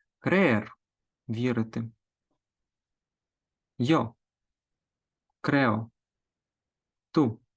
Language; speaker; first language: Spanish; non-native, fluent; Ukrainian